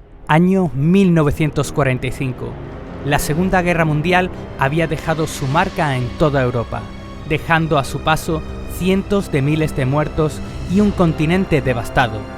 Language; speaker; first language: Spanish; native; Spanish